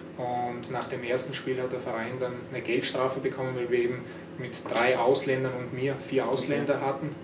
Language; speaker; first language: German; early bilingual, other home language; Croatian